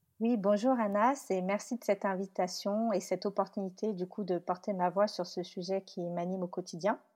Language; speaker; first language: French; early bilingual, other home language; Tamil